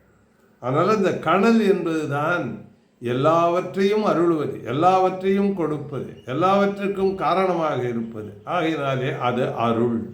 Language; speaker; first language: Tamil; native; Tamil